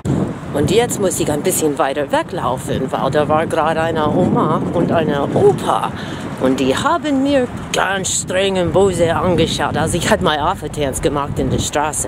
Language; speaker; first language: German; non-native, fluent; English